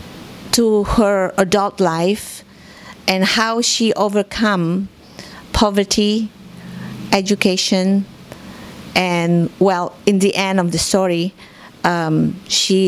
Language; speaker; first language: English; non-native, fluent; Indonesian